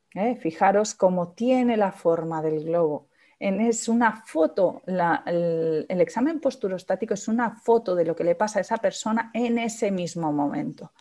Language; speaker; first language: Spanish; native; Spanish